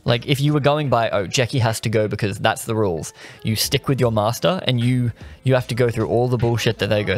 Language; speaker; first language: English; native; English